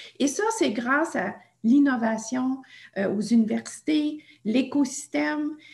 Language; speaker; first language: French; native; French